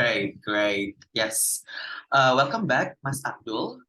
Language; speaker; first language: English; non-native, fluent; Indonesian